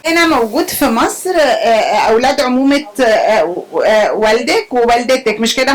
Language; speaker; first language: Arabic; native; Arabic